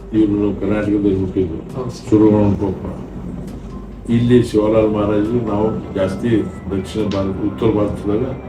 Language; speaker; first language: Kannada; non-native, local second language; Lambadi